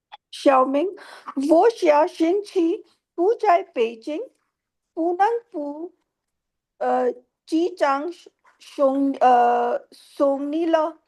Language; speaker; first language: Chinese; non-native, learner; Hindi